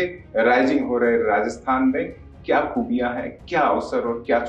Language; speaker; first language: Hindi; native; Hindi